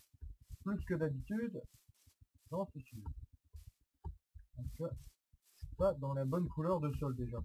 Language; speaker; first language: French; native; French